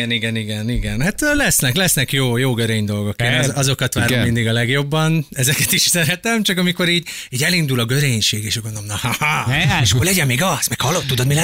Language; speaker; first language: Hungarian; native; Hungarian